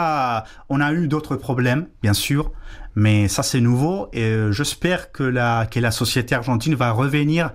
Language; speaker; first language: French; non-native, fluent; Spanish